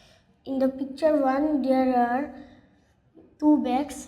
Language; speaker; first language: English; non-native, learner; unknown